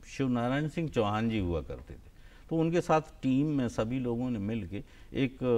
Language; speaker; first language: Hindi; native; Hindi